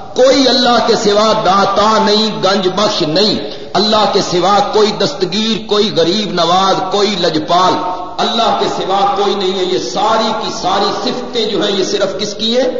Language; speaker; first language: Urdu; non-native, local second language; Punjabi